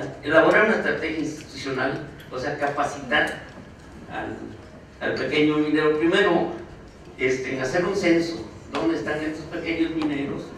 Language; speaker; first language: Spanish; native; Spanish